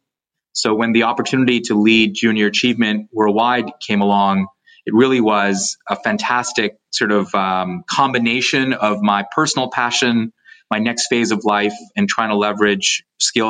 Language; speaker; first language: English; native; English